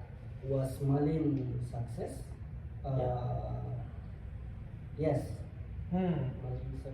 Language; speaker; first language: English; non-native, learner; Indonesian